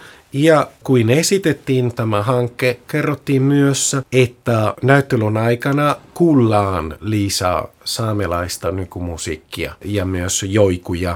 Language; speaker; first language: Finnish; non-native, fluent; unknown